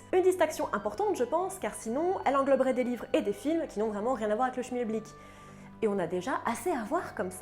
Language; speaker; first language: French; native; French